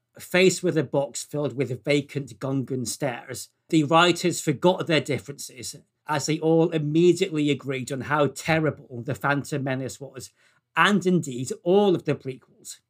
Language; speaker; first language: English; native; English